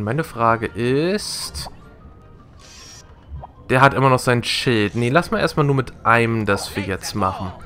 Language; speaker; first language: German; native; German